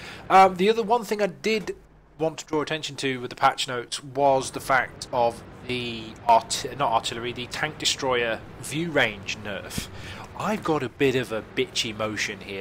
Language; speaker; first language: English; native; English